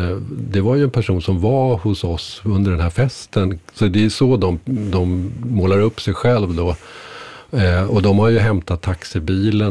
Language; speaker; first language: Swedish; native; Swedish